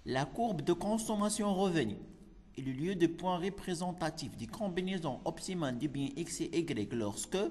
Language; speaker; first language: French; non-native, local second language; Arabic